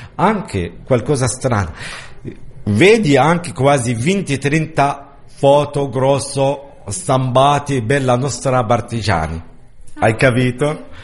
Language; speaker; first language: Italian; non-native, learner; Arabic